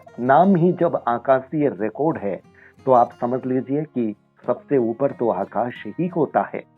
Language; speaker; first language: Hindi; native; Hindi